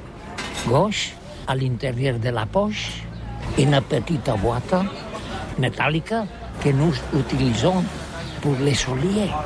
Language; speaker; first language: French; non-native, learner; Catalan